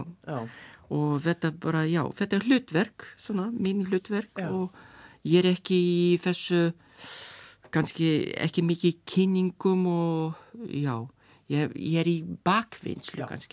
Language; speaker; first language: Icelandic; non-native, learner; Lithuanian